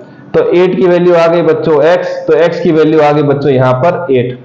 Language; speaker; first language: Hindi; native; Hindi